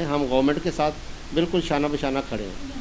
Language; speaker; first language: Urdu; native; Urdu